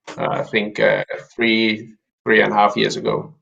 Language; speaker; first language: English; non-native, fluent; Danish